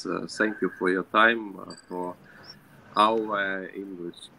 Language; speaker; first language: English; non-native, learner; Ukrainian